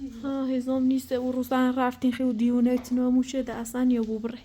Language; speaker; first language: Persian; native; Persian